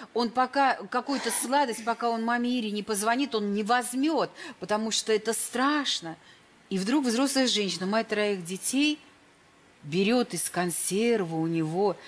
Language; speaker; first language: Russian; native; Russian